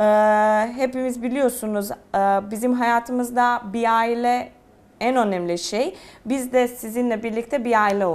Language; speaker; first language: Turkish; non-native, fluent; Serbian